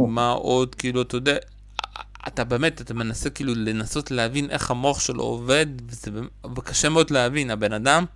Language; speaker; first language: Hebrew; early bilingual, other home language; Russian